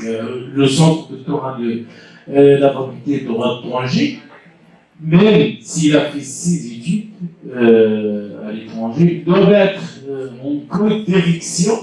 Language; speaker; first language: French; non-native, local second language; Arabic